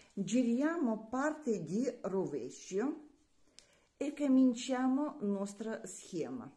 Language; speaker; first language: Italian; non-native, learner; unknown